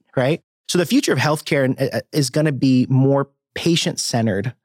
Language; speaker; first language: English; native; English